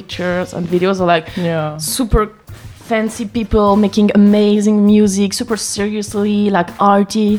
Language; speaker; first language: English; non-native, fluent; French